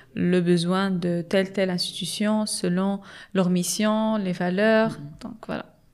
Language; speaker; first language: French; non-native, local second language; Arabic